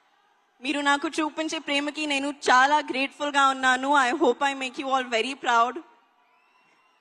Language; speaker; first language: Telugu; non-native, learner; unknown